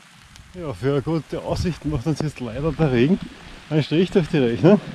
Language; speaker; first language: German; native; German